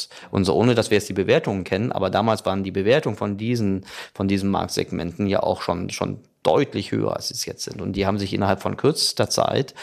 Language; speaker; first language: German; native; German